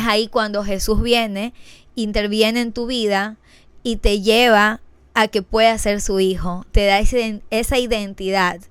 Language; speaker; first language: Spanish; native; Spanish